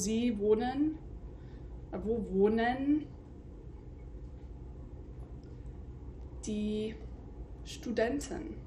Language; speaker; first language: German; non-native, fluent; English